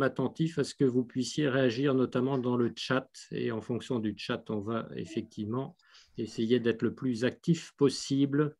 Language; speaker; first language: French; native; French